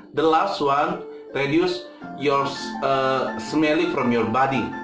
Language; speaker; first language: English; non-native, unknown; Indonesian